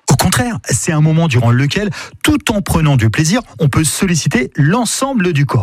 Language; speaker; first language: French; native; French